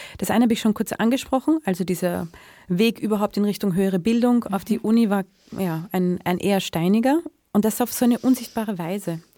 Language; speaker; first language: German; native; German